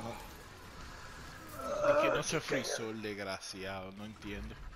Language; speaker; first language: Spanish; native; Spanish